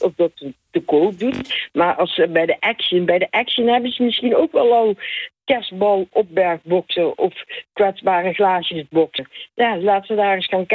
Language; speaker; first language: Dutch; native; Dutch